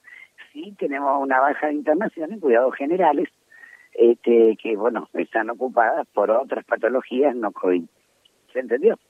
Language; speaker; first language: Spanish; native; Spanish